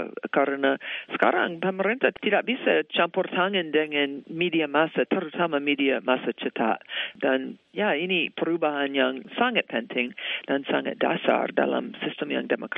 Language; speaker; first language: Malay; non-native, fluent; English